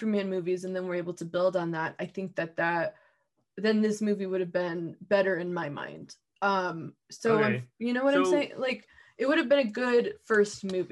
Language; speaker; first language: English; native; English